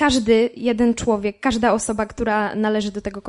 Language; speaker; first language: Polish; native; Polish